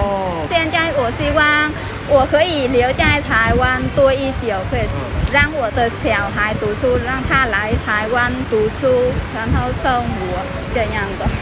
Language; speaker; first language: Chinese; non-native, learner; Vietnamese